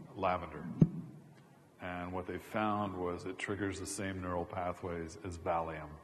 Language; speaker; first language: English; native; English